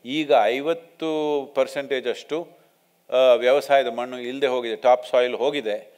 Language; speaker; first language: Kannada; non-native, local second language; Telugu